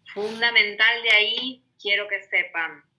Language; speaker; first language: Spanish; native; Spanish